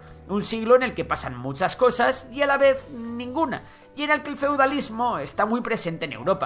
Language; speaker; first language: Spanish; native; Spanish